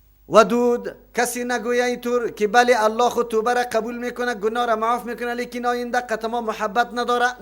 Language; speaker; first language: Persian; native; Persian